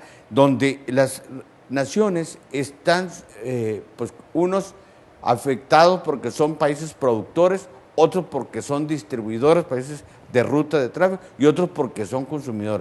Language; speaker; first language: Spanish; native; Spanish